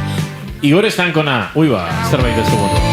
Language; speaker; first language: Basque; native; Basque